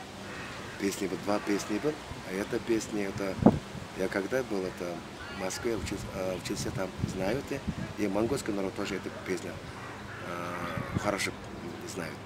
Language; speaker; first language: Russian; non-native, learner; Mongolian